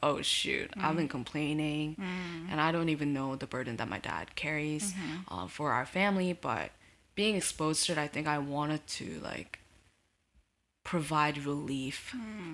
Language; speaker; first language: English; early bilingual, other home language; Korean